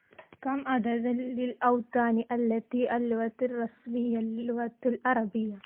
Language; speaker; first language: Arabic; non-native, learner; Malayalam